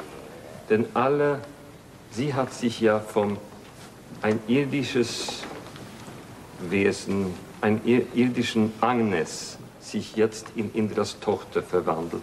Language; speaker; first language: German; non-native, fluent; Swedish